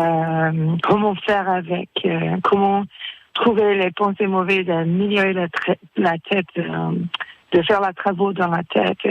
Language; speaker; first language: French; non-native, fluent; English